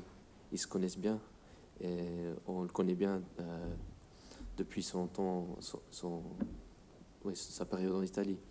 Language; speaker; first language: French; non-native, fluent; English